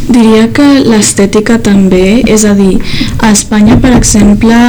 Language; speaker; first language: Catalan; early bilingual, other home language; Chinese